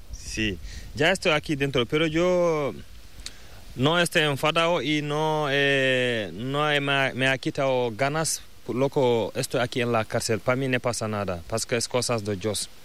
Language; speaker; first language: Spanish; non-native, learner; Fula